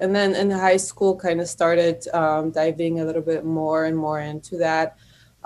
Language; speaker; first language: English; non-native, fluent; Polish